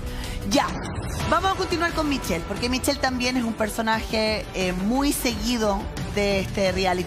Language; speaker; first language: Spanish; native; Spanish